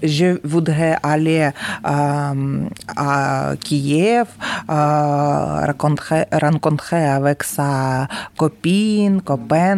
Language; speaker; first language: French; non-native, learner; Ukrainian